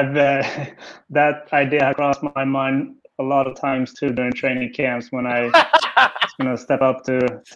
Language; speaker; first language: English; non-native, fluent; Swedish